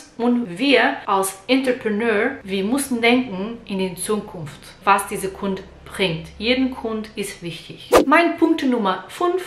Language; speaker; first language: German; non-native, learner; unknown